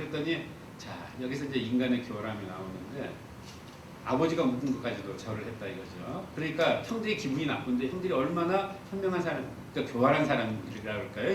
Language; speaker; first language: Korean; native; Korean